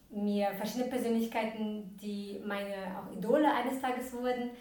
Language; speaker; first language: German; early bilingual, other home language; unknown